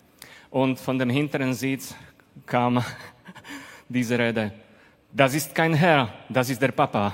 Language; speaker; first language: German; non-native, fluent; Slovak